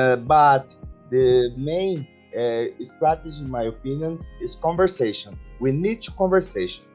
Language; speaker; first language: English; non-native, learner; Portuguese